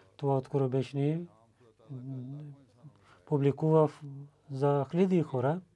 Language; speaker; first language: Bulgarian; non-native, learner; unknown